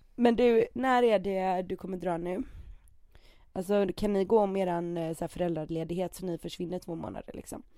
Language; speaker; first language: Swedish; native; Swedish